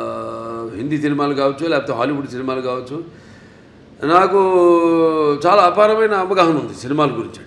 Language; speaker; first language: Telugu; native; Telugu